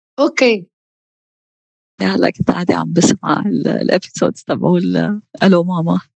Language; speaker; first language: Arabic; native; Arabic